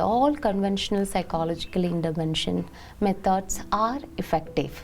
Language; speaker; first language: English; non-native, local second language; Malayalam